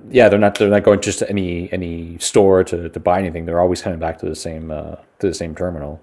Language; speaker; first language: English; native; English